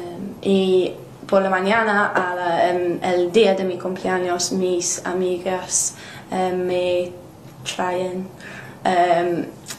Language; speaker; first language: Spanish; non-native, learner; English